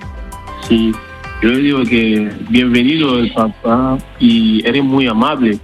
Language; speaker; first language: Spanish; non-native, learner; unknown